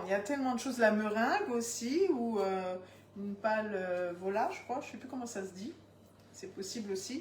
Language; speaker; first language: French; native; French